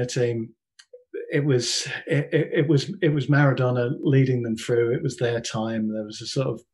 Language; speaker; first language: English; native; English